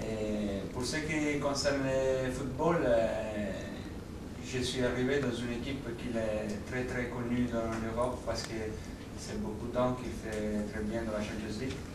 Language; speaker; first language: French; non-native, fluent; Italian